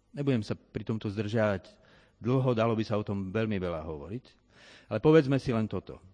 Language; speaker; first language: Slovak; native; Slovak